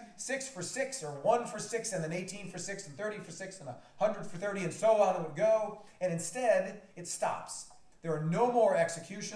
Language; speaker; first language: English; native; English